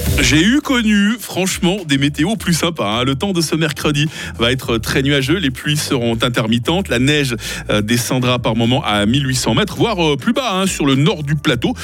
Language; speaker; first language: French; native; French